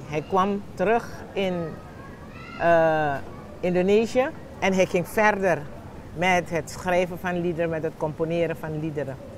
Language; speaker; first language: Dutch; non-native, local second language; Javanese